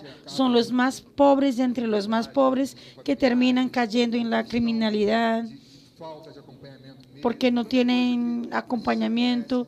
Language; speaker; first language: Spanish; non-native, fluent; Portuguese